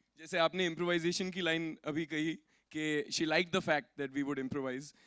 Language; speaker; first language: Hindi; native; Hindi